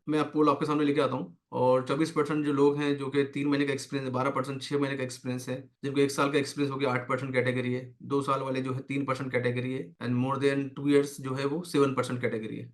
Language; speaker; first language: Hindi; native; Hindi